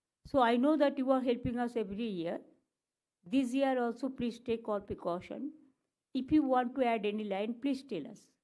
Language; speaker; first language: English; non-native, local second language; Bangla